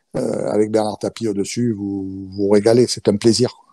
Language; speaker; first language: French; native; French